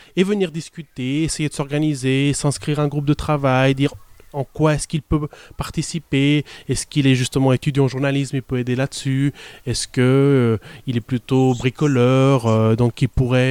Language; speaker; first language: French; early bilingual, other home language; Spanish